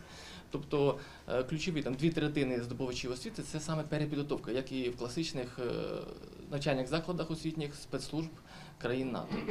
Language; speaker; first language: Ukrainian; native; Ukrainian